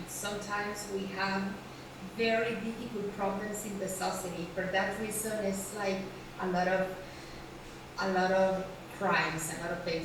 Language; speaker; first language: English; non-native, learner; Spanish